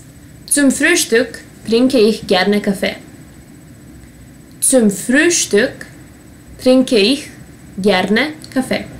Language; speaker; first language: German; non-native, fluent; Serbian